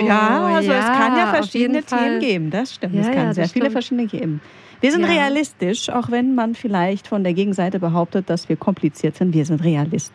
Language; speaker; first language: German; native; German